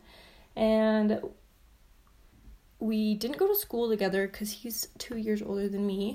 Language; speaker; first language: English; native; English